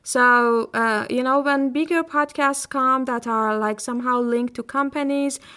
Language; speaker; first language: English; non-native, fluent; Persian